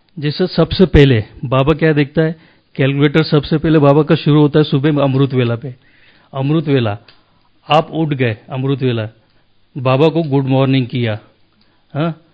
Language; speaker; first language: Hindi; native; Hindi